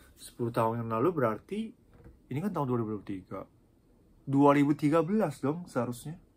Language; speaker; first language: Indonesian; non-native, fluent; Japanese